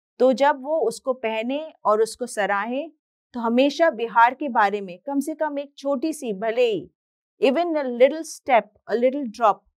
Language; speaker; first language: Hindi; native; Hindi